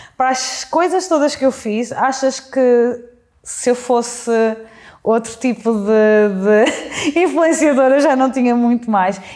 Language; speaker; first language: Portuguese; native; Portuguese